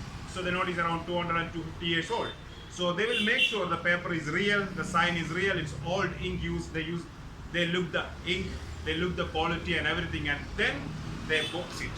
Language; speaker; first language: English; non-native, local second language; Malayalam